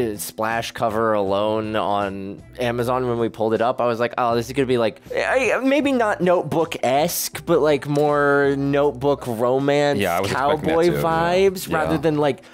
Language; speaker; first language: English; native; English